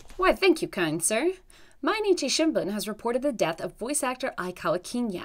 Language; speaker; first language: English; native; English